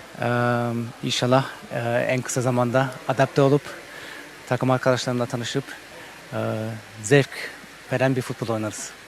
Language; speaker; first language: Turkish; early bilingual, heritage; Turkish